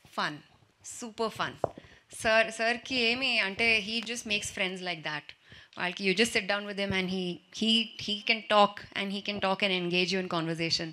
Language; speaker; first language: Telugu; non-native, fluent; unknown